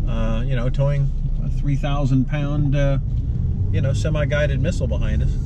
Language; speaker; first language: English; native; English